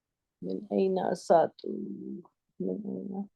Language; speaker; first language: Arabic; non-native, learner; Urdu